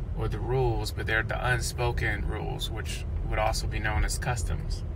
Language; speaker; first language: English; native; English